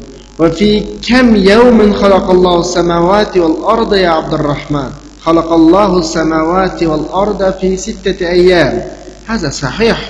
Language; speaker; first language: Arabic; non-native, fluent; Uyghur